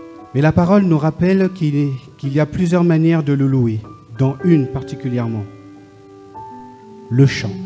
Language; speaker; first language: French; native; French